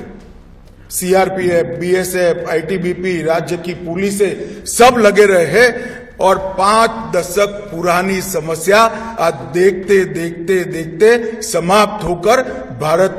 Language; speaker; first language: Hindi; non-native, local second language; Gujarati